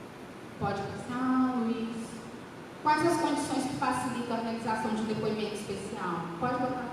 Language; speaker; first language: Portuguese; native; Portuguese